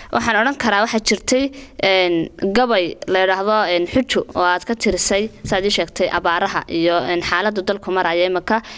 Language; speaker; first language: Somali; native; Somali